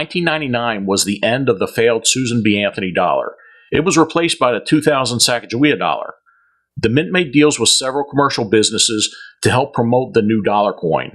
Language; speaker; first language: English; native; English